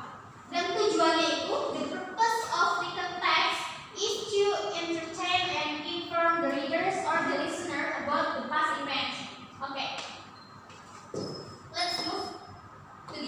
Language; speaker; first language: English; non-native, learner; Indonesian